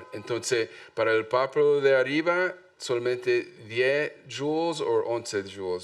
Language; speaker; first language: Spanish; non-native, learner; English